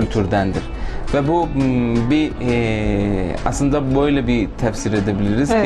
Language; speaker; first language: Turkish; non-native, local second language; Persian